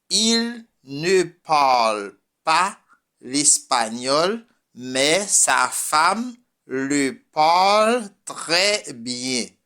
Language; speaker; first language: French; non-native, fluent; Spanish